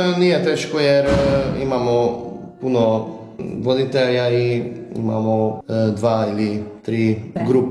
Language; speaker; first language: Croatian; non-native, local second language; Hungarian